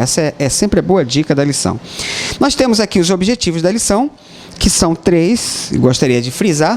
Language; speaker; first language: Portuguese; native; Portuguese